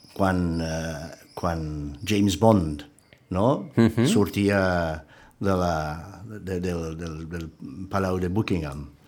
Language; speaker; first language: Catalan; non-native, fluent; English